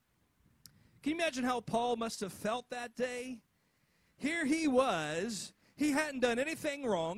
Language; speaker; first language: English; native; English